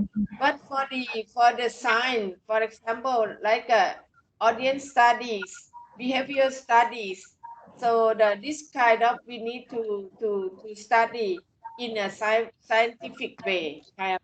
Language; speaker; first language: English; non-native, fluent; Thai